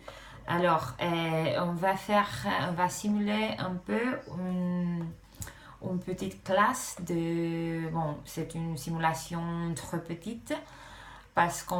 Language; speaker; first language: French; non-native, fluent; Romanian